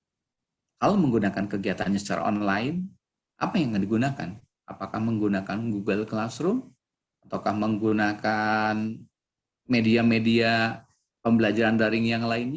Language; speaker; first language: Indonesian; native; Indonesian